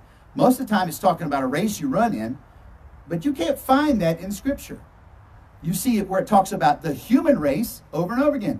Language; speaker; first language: English; native; English